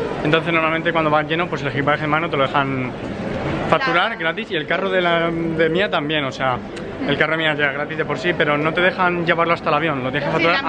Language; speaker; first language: Spanish; native; Spanish